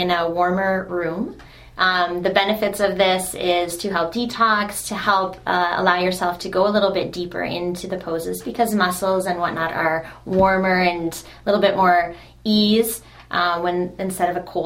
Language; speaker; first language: English; native; English